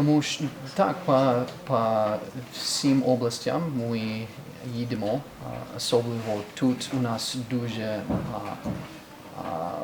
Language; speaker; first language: Ukrainian; non-native, learner; English